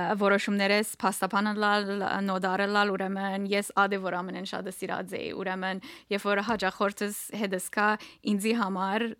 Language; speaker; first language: Armenian; early bilingual, heritage; Armenian